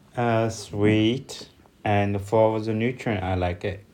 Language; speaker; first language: English; non-native, learner; Chinese